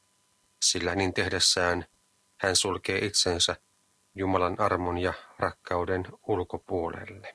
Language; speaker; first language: Finnish; native; Finnish